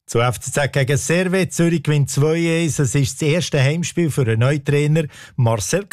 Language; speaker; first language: German; native; German